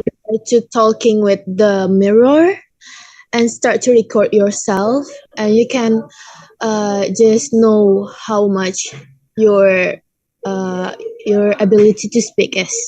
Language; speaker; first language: English; non-native, learner; Indonesian